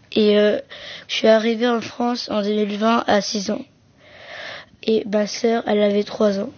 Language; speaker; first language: French; early bilingual, other home language; Arabic